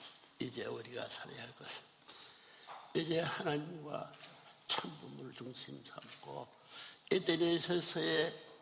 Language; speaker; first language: Korean; native; Korean